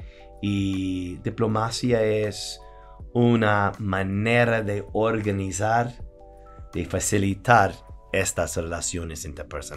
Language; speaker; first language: Spanish; non-native, fluent; English